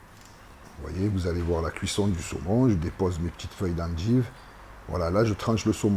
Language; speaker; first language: French; native; French